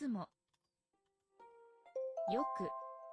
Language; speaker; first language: Japanese; non-native, learner; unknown